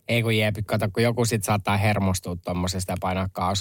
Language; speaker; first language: Finnish; native; Finnish